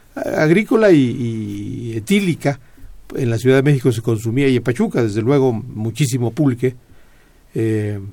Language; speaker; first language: Spanish; native; Spanish